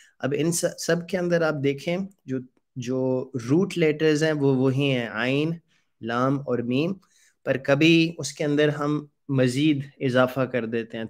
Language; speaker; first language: Urdu; native; Urdu